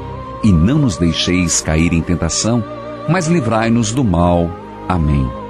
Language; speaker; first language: Portuguese; native; Portuguese